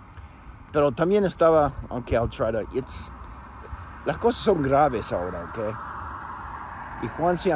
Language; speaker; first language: Spanish; non-native, fluent; English